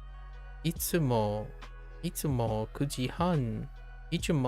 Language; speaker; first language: Japanese; non-native, learner; English